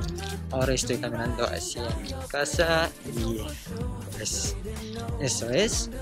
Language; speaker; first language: Spanish; non-native, fluent; Russian